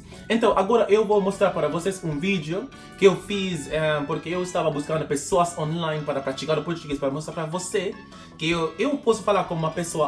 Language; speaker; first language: Portuguese; non-native, fluent; English